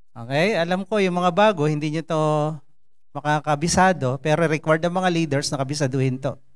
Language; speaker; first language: Filipino; non-native, local second language; Cebuano